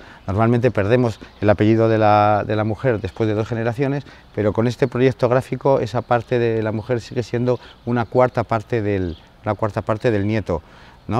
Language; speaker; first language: Spanish; native; Spanish